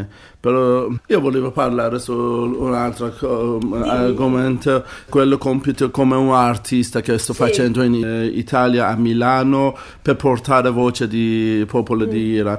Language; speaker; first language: Italian; non-native, learner; Persian